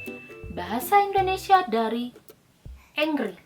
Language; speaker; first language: Indonesian; non-native, local second language; Minangkabau